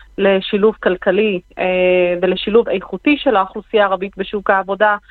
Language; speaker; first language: Hebrew; non-native, local second language; Arabic